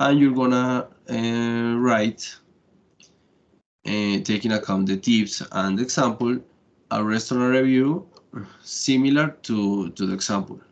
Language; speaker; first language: English; non-native, fluent; Spanish